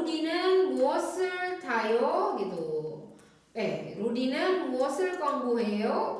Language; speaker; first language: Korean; non-native, fluent; Indonesian